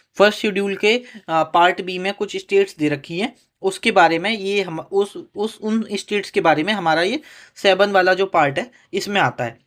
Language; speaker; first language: Hindi; native; Hindi